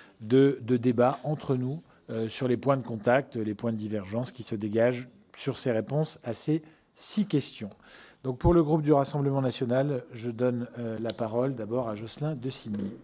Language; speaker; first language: French; native; French